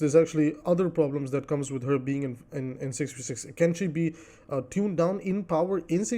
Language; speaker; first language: English; native; English